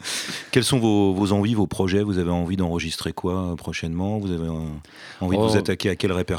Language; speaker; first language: French; native; French